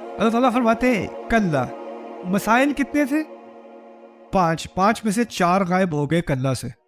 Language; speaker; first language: Urdu; early bilingual, heritage; Urdu